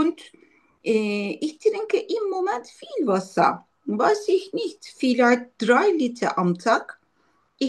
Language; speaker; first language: German; non-native, learner; Turkish